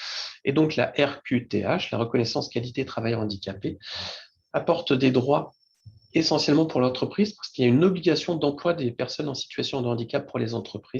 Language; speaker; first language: French; native; French